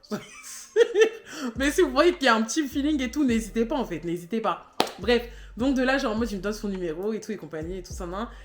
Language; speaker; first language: French; native; French